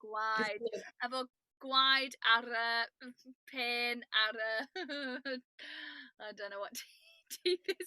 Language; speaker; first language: Welsh; non-native, learner; English